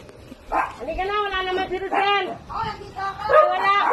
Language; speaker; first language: Filipino; native; Filipino